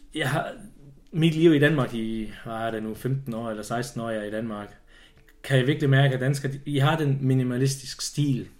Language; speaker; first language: Danish; non-native, fluent; Swiss German